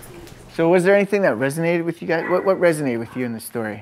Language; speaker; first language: English; native; English